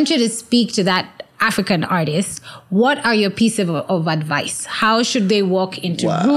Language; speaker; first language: English; non-native, local second language; Swahili